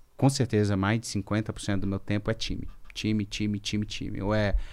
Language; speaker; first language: Portuguese; native; Portuguese